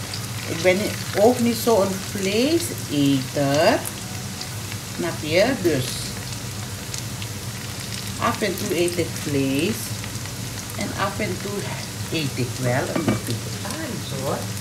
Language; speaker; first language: Dutch; non-native, local second language; Caribbean Hindustani